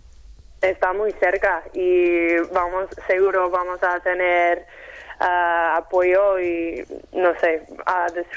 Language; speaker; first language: Spanish; non-native, fluent; English